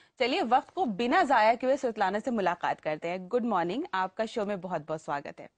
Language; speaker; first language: Hindi; native; Hindi